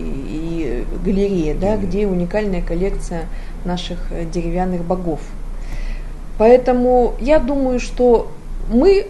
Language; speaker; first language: Russian; native; Russian